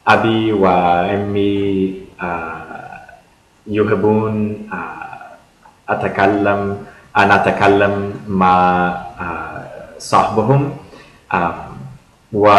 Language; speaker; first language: Arabic; non-native, learner; English